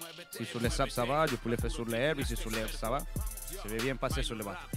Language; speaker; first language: French; non-native, learner; Spanish